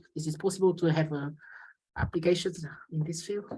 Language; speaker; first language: English; non-native, fluent; Vietnamese